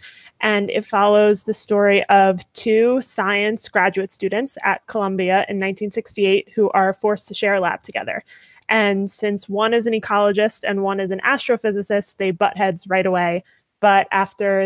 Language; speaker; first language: English; native; English